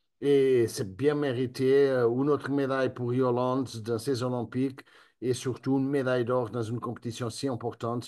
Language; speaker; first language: French; non-native, fluent; Spanish